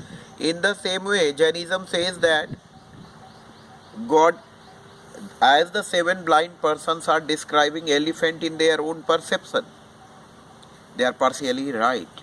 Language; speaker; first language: English; non-native, local second language; Hindi